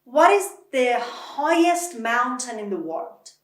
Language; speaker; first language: English; non-native, fluent; Persian